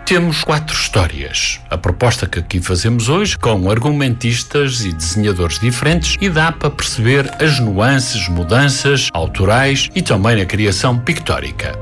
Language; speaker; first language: Portuguese; native; Portuguese